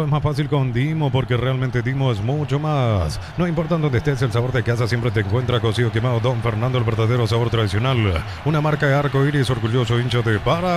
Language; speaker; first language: Spanish; native; Spanish